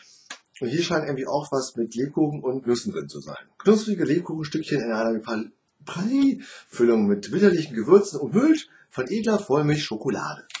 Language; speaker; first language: German; native; German